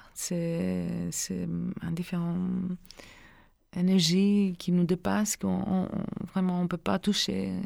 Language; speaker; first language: French; non-native, learner; Greek